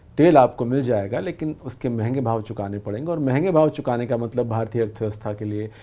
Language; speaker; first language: Hindi; native; Hindi